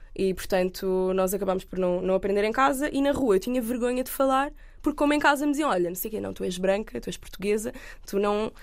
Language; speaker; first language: Portuguese; native; Portuguese